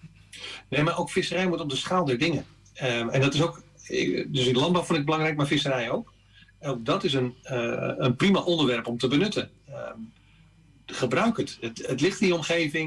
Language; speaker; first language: Dutch; native; Dutch